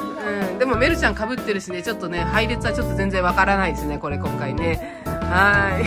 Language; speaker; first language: Japanese; native; Japanese